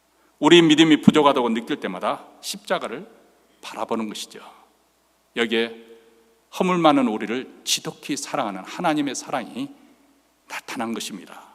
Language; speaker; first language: Korean; native; Korean